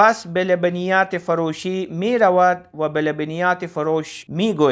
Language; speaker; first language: Persian; non-native, fluent; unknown